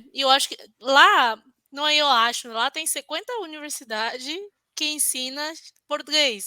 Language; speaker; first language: Portuguese; non-native, fluent; Chinese